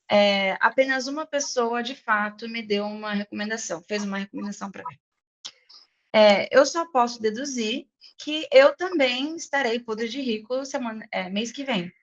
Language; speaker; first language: Portuguese; non-native, fluent; English